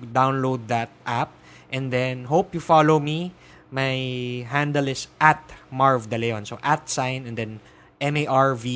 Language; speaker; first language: English; non-native, local second language; Filipino